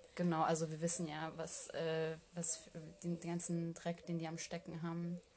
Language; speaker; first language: German; early bilingual, other home language; Turkish